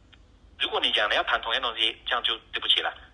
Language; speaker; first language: Chinese; native; Chinese